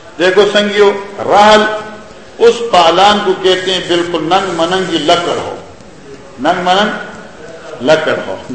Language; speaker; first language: Urdu; non-native, local second language; Northern Hindko